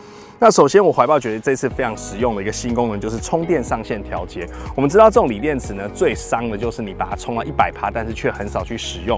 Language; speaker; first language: Chinese; native; Chinese